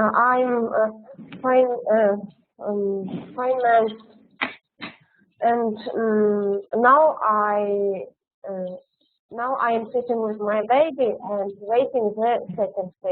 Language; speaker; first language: English; non-native, learner; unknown